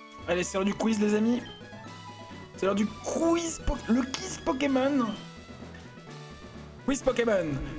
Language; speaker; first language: French; native; French